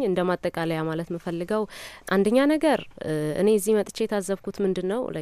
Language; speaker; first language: Amharic; non-native, local second language; Wolaytta